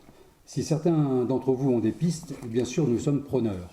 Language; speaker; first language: French; native; French